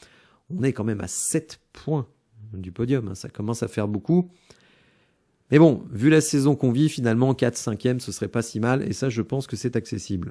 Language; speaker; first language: French; native; French